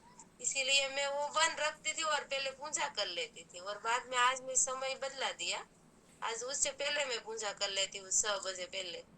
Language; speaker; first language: Hindi; non-native, local second language; Gujarati